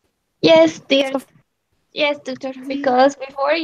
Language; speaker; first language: English; non-native, learner; Spanish